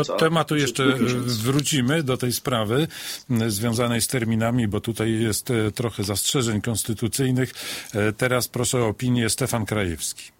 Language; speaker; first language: Polish; native; Polish